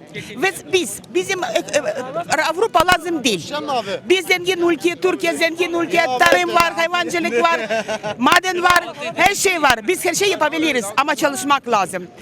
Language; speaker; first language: Turkish; non-native, local second language; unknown